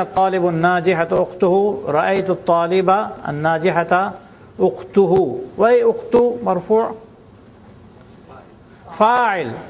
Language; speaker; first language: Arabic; non-native, fluent; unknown